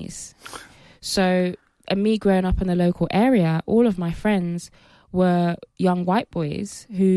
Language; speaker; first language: English; native; English